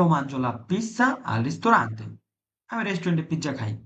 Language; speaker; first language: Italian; non-native, fluent; Bangla